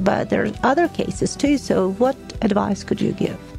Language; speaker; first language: English; non-native, fluent; Russian